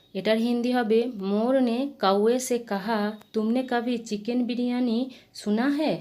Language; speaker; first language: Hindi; non-native, local second language; Bangla